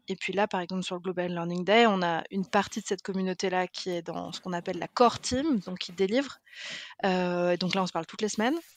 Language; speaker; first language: French; native; French